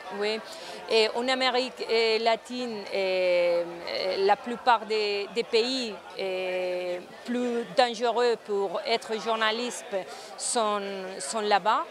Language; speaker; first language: French; non-native, fluent; Spanish